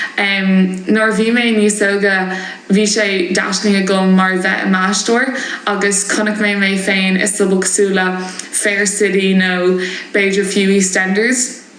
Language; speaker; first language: Irish; non-native, local second language; English